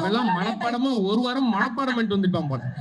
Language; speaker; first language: Tamil; native; Tamil